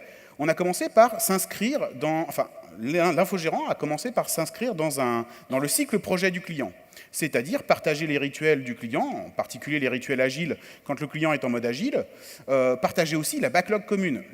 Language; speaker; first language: French; native; French